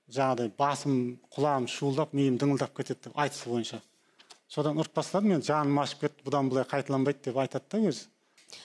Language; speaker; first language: Kazakh; native; Kazakh